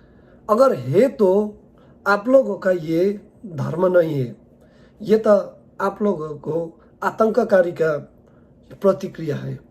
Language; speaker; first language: Hindi; non-native, learner; Nepali